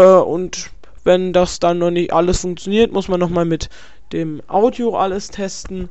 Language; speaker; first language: German; native; German